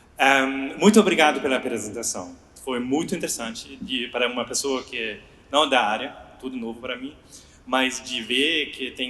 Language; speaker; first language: Portuguese; non-native, fluent; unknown